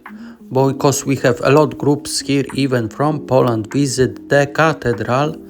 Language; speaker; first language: English; non-native, learner; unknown